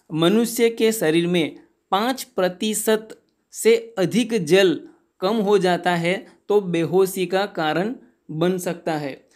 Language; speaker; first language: Hindi; non-native, local second language; Gujarati